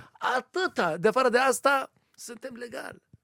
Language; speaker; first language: Romanian; non-native, learner; Hebrew